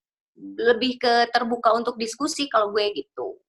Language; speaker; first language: Indonesian; native; Indonesian